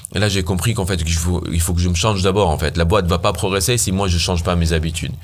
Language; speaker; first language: French; non-native, fluent; Arabic